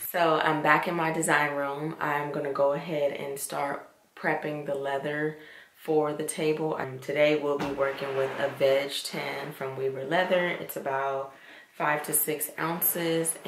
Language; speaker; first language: English; native; English